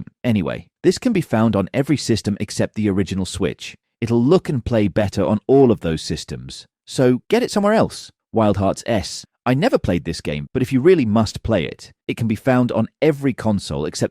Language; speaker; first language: English; native; English